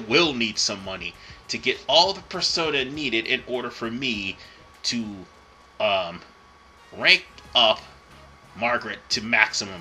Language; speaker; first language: English; native; English